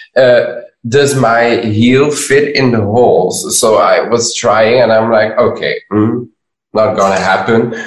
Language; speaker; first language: English; non-native, fluent; Dutch